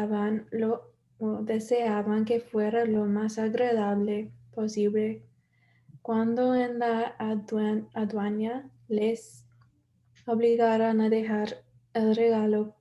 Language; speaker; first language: Spanish; non-native, learner; English